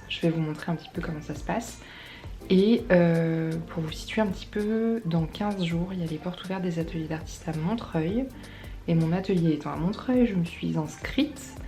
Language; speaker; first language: French; native; French